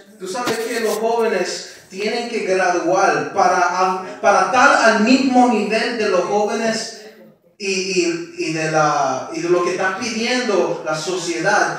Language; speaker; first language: Spanish; early bilingual, heritage; Spanish